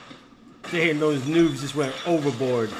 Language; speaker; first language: English; native; English